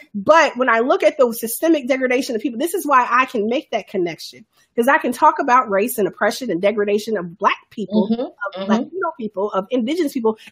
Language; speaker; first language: English; native; English